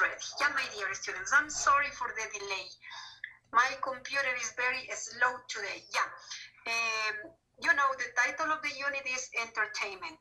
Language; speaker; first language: English; non-native, fluent; Spanish